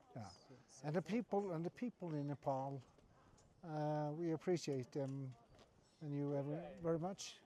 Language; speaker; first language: English; non-native, fluent; Norwegian